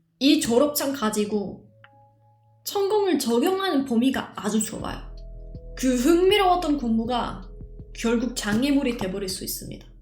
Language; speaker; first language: Korean; non-native, fluent; Czech